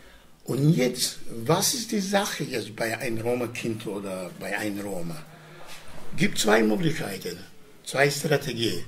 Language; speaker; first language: German; non-native, learner; Romany